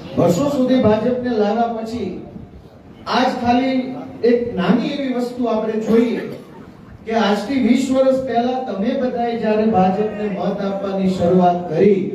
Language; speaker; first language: Gujarati; native; Gujarati